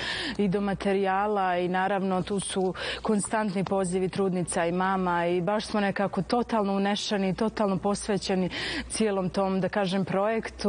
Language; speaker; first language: Serbian; native; Serbian